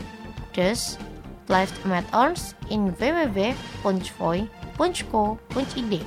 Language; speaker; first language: Dutch; non-native, learner; Indonesian